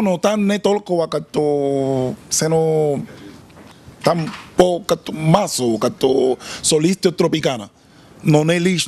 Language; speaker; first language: Bulgarian; non-native, learner; Spanish